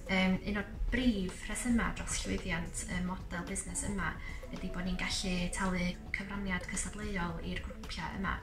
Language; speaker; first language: Welsh; native; Welsh